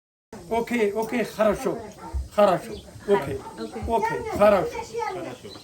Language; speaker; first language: Russian; non-native, local second language; Azerbaijani